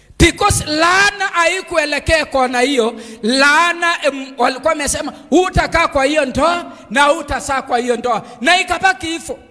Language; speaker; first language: Swahili; non-native, local second language; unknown